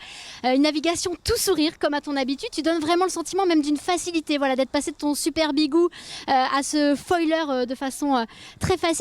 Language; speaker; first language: French; native; French